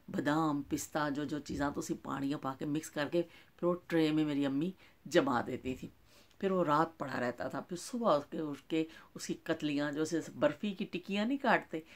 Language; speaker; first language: Urdu; non-native, local second language; Punjabi